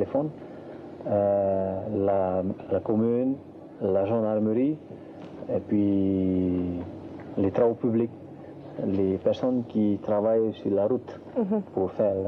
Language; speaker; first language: French; non-native, local second language; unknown